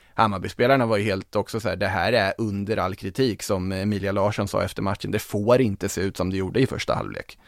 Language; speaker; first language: Swedish; native; Swedish